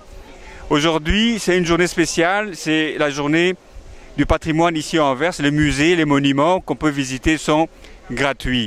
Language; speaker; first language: French; native; French